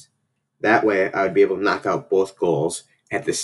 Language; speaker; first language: English; native; English